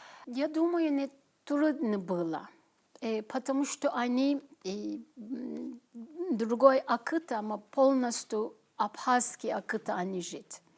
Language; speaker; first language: Russian; non-native, learner; Turkish